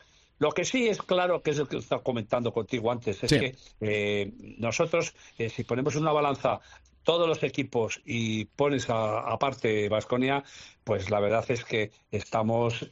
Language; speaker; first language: Spanish; native; Spanish